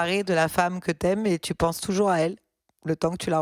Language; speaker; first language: French; native; French